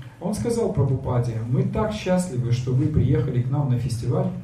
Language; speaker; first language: Russian; native; Russian